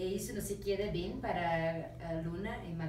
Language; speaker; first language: Portuguese; non-native, learner; Spanish